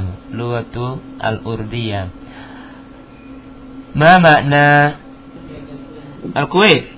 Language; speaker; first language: Arabic; non-native, fluent; Indonesian